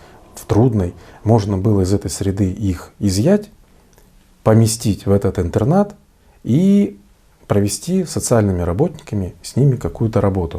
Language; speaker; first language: Russian; native; Russian